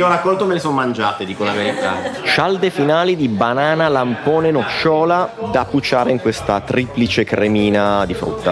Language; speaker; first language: Italian; native; Italian